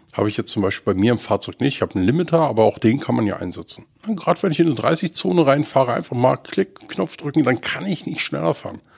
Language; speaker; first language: German; native; German